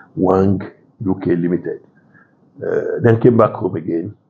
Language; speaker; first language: English; non-native, local second language; Yoruba